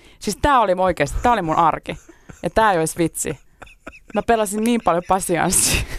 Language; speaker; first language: Finnish; native; Finnish